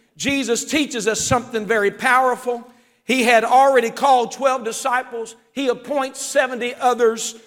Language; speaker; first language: English; native; English